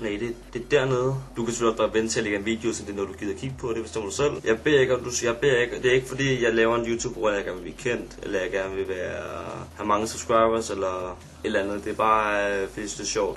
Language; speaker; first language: Danish; native; Danish